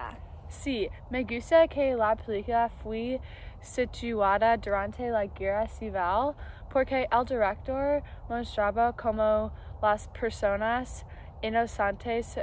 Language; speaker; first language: Spanish; non-native, learner; English